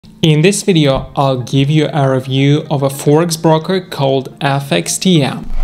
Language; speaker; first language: English; non-native, fluent; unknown